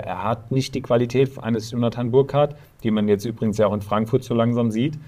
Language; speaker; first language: German; native; German